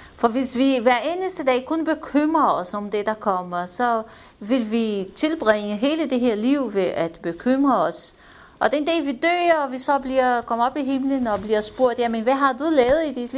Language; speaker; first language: Danish; non-native, fluent; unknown